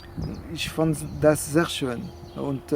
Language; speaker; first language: German; non-native, fluent; French